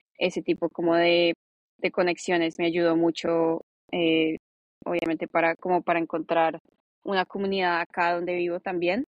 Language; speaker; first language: Spanish; native; Spanish